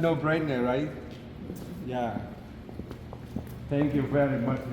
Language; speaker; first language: English; non-native, fluent; Vietnamese